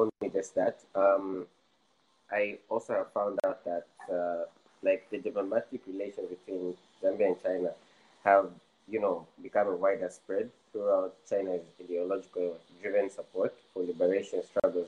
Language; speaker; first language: English; non-native, local second language; Nyanja